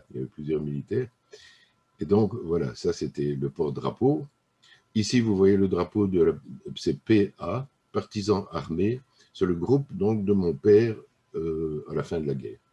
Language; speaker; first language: French; early bilingual, other home language; Russian